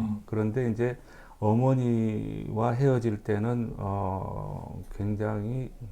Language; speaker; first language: Korean; native; Korean